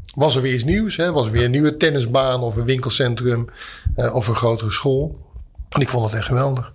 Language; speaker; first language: Dutch; native; Dutch